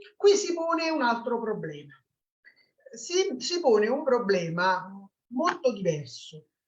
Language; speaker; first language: Italian; native; Italian